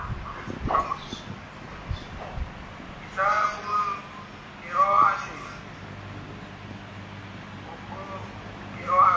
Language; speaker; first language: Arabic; non-native, learner; Indonesian